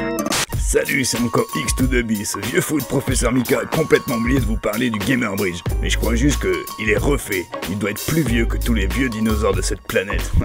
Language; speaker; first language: French; native; French